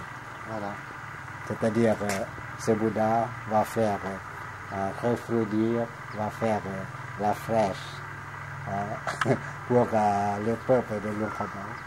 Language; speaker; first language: French; non-native, fluent; Lao